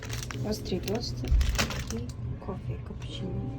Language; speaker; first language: Russian; non-native, learner; Mongolian